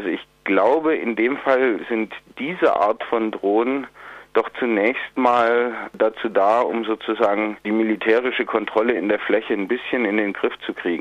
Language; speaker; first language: German; native; German